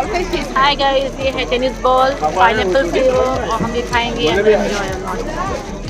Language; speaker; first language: Hindi; native; Hindi